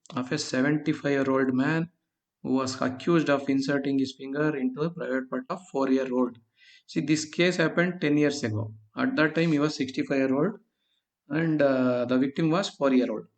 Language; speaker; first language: English; non-native, local second language; Kannada